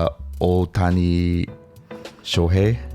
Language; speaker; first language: Japanese; non-native, fluent; English